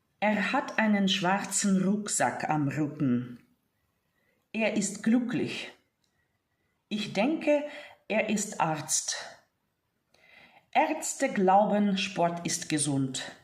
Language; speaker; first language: German; non-native, fluent; Ukrainian